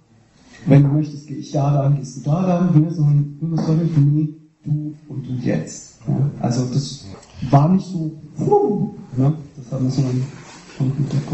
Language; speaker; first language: German; native; German